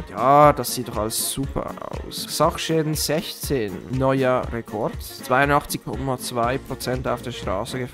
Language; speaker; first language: German; native; German